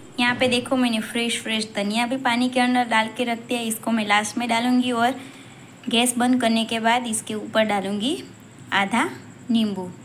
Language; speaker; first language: Hindi; non-native, local second language; Gujarati